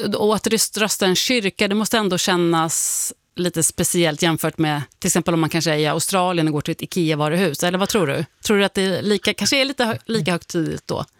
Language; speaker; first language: Swedish; native; Swedish